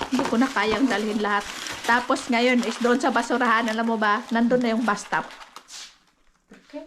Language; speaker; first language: Filipino; native; Filipino